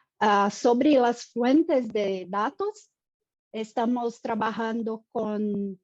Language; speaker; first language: Spanish; non-native, fluent; Portuguese